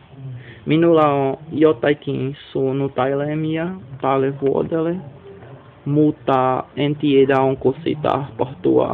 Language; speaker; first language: Finnish; non-native, learner; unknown